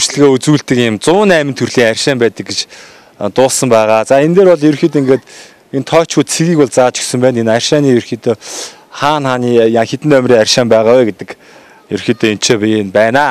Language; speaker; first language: Mongolian; native; Mongolian